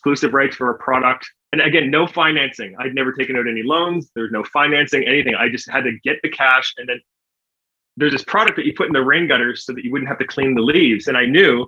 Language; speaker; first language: English; native; English